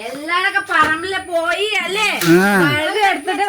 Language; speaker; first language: Malayalam; non-native, learner; Nepali